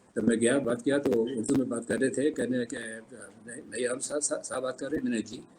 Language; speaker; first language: Urdu; native; Urdu